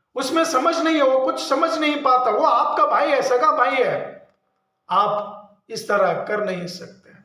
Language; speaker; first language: Hindi; non-native, local second language; Kannada